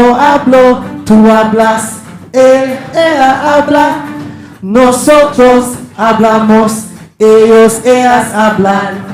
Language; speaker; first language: Spanish; non-native, learner; English